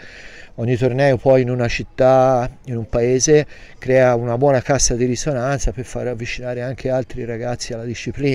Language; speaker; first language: Italian; native; Italian